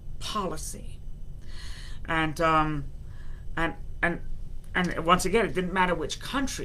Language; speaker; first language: English; native; English